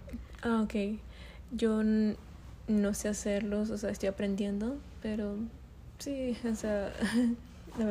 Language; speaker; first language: Spanish; early bilingual, other home language; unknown